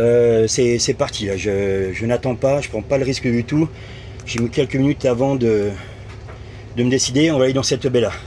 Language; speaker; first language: French; native; French